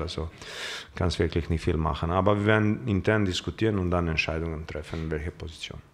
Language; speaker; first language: German; non-native, fluent; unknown